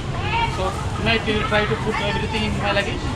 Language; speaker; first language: English; non-native, learner; Sinhala